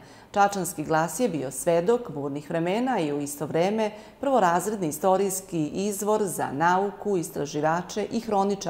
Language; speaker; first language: Serbian; native; Serbian